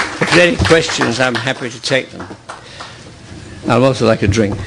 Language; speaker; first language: English; native; English